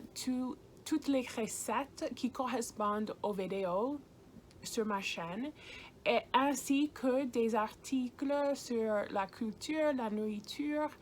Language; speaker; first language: French; non-native, fluent; English